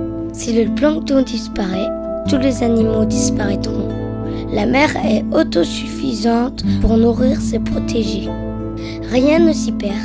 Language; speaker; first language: French; native; French